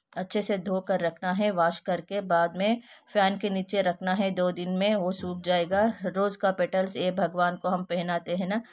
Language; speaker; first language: Hindi; non-native, local second language; Kannada